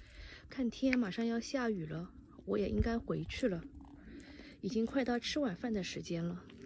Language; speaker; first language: Chinese; native; Chinese